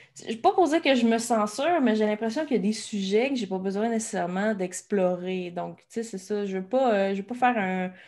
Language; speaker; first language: French; native; French